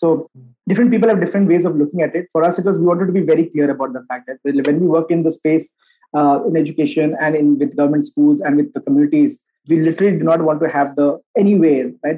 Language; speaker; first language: English; non-native, local second language; Hindi